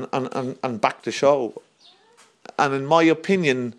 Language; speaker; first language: English; native; English